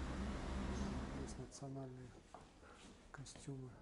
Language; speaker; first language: Russian; native; Russian